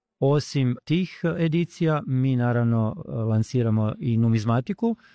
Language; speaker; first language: Croatian; native; Croatian